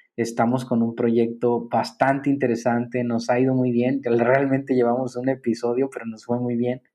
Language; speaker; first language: Spanish; native; Spanish